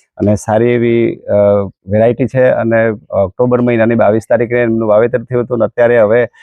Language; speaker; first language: Gujarati; non-native, local second language; Bhili